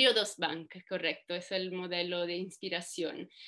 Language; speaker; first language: Spanish; non-native, fluent; Italian